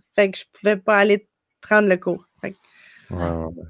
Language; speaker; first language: French; native; French